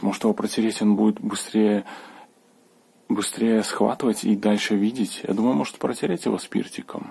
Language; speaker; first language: Russian; native; Russian